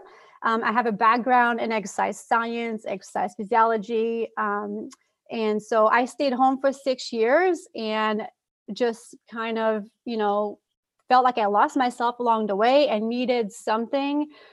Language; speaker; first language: English; non-native, fluent; French